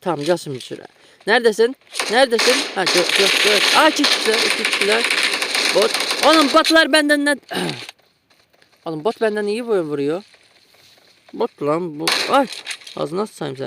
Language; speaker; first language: Turkish; non-native, learner; Azerbaijani